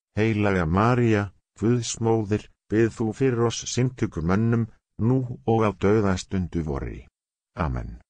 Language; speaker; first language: Icelandic; non-native, learner; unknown